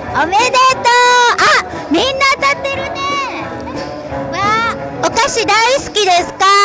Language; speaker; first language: Japanese; native; Japanese